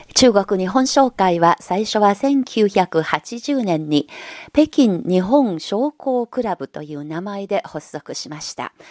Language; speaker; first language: Japanese; non-native, local second language; Chinese